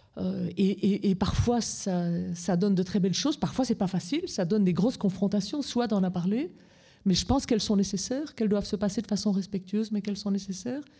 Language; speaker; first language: French; native; French